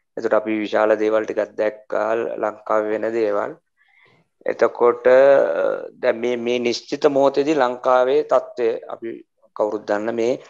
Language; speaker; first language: Sinhala; native; Sinhala